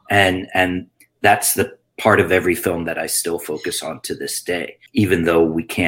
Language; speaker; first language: English; native; English